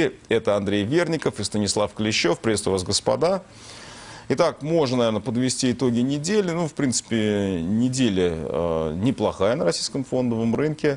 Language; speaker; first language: Russian; native; Russian